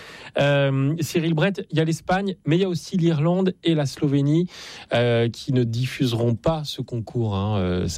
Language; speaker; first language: French; native; French